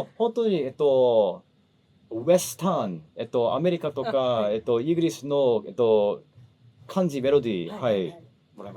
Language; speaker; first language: Japanese; non-native, learner; English